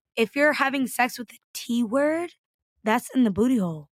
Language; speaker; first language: English; native; English